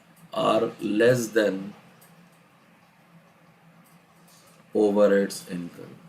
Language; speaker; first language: English; non-native, local second language; Hindi